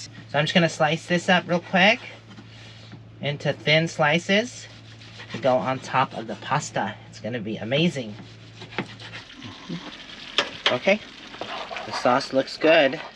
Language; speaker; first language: English; native; English